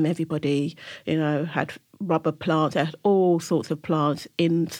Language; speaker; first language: English; native; English